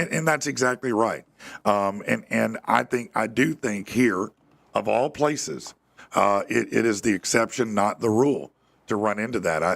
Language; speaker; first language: English; native; English